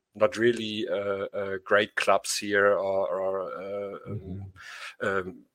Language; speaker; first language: English; non-native, learner; German